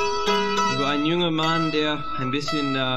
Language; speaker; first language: German; non-native, fluent; English